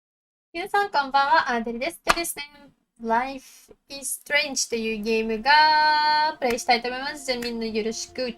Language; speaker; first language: Japanese; non-native, learner; Russian